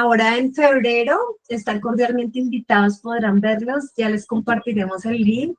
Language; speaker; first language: Spanish; native; Spanish